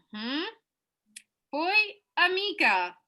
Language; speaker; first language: Italian; non-native, fluent; English